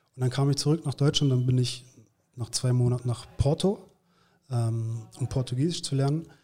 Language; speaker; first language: German; early bilingual, other home language; Turkish